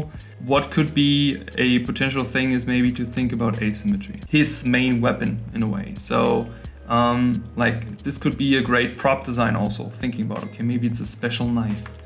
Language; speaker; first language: English; non-native, fluent; German